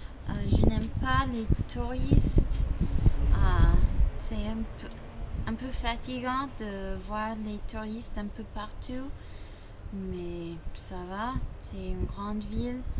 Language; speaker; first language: French; non-native, fluent; English